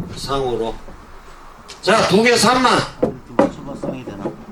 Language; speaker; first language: Korean; native; Korean